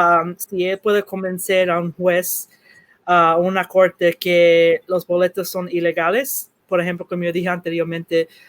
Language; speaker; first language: Spanish; early bilingual, heritage; Spanish